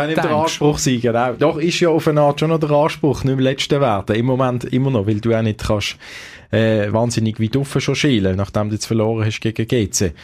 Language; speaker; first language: German; native; German